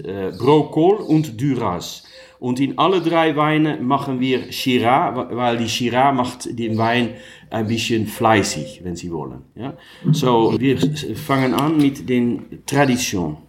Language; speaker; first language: German; non-native, learner; Dutch